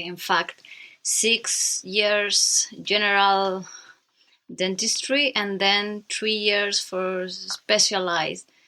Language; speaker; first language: English; non-native, learner; Spanish